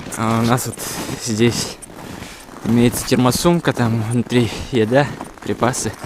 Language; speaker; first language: Russian; non-native, local second language; Yakut